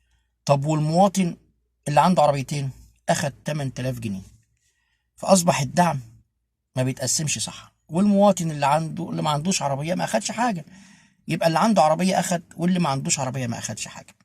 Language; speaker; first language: Arabic; native; Arabic